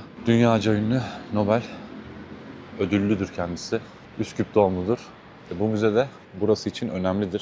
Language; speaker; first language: Turkish; native; Turkish